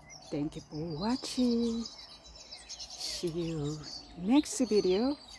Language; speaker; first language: English; non-native, learner; Korean